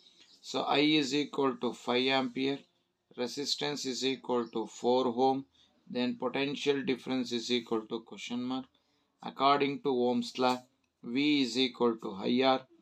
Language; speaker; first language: English; non-native, local second language; Kannada